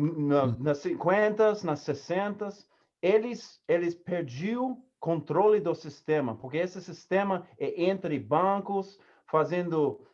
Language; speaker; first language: Portuguese; non-native, learner; English